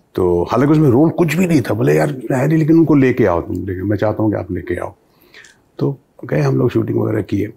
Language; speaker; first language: Hindi; native; Hindi